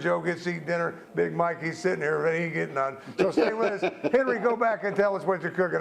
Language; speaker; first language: English; native; English